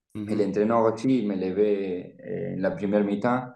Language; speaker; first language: French; non-native, learner; Spanish